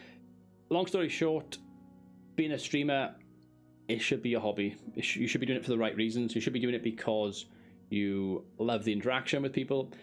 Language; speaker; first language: English; native; English